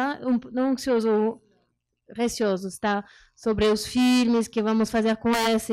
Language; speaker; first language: Portuguese; non-native, learner; French